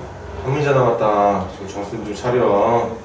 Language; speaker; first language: Korean; native; Korean